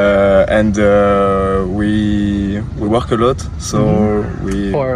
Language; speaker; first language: English; non-native, learner; French